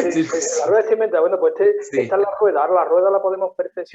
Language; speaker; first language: Spanish; native; Spanish